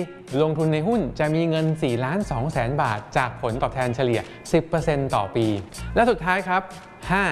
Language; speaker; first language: Thai; native; Thai